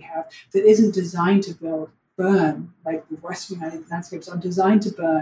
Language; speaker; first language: English; native; English